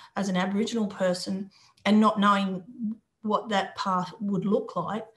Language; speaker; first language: English; native; English